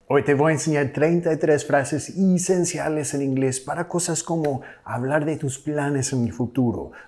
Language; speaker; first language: Spanish; non-native, fluent; English